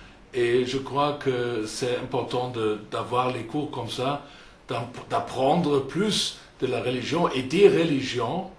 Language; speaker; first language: French; non-native, fluent; German